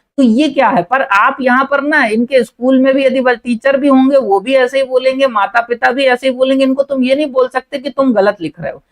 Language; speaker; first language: Hindi; native; Hindi